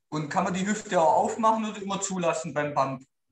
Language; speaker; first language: German; native; German